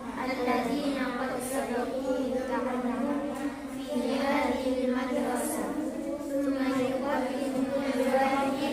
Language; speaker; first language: Arabic; non-native, learner; Indonesian